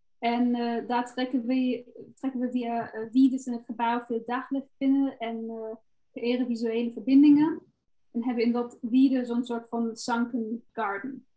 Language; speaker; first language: Dutch; non-native, fluent; German